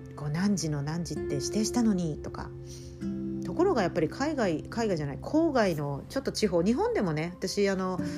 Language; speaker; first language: Japanese; native; Japanese